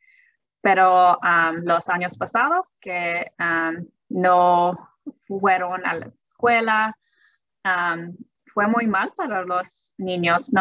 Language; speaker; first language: Spanish; early bilingual, heritage; English